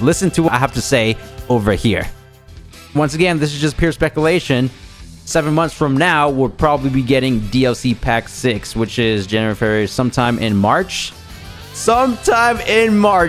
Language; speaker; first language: English; native; English